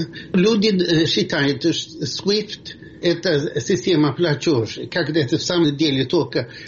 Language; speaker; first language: Russian; non-native, fluent; Swedish